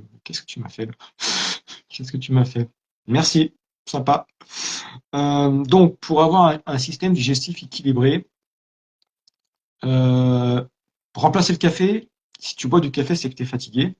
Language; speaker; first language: French; native; French